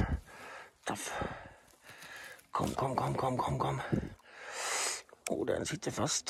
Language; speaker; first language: English; non-native, learner; Swedish